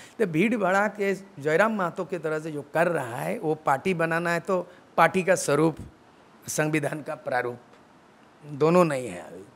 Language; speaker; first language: Hindi; native; Hindi